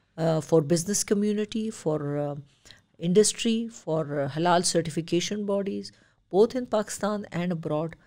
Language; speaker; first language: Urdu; non-native, local second language; Pashto